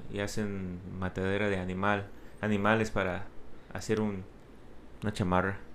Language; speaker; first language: Spanish; early bilingual, heritage; Spanish